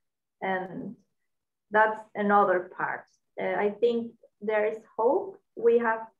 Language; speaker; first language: English; non-native, learner; Spanish